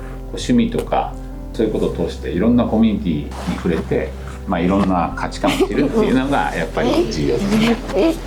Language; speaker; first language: Japanese; native; Japanese